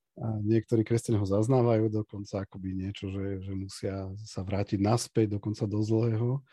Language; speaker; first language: Slovak; native; Slovak